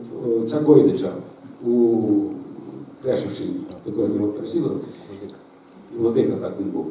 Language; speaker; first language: Ukrainian; native; Ukrainian